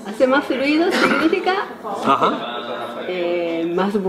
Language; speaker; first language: Spanish; non-native, learner; Japanese